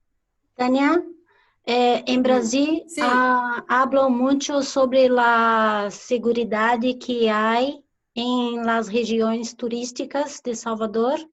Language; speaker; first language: Spanish; non-native, learner; Portuguese